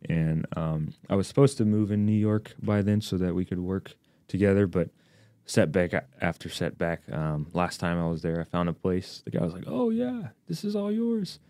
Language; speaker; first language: English; native; English